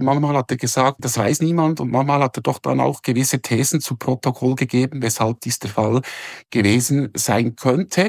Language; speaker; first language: German; native; German